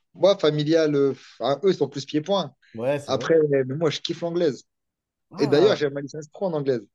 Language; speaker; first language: French; native; French